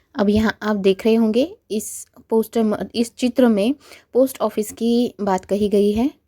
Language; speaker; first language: Hindi; non-native, local second language; Marathi